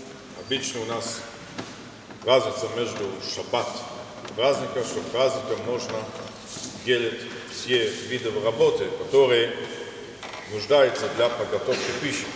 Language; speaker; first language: Russian; non-native, fluent; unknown